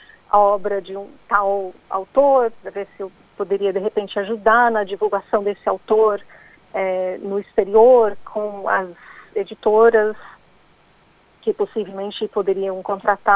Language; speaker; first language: Portuguese; non-native, fluent; English